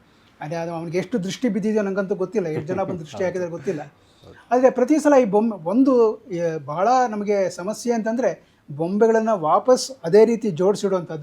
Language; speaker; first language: Kannada; native; Kannada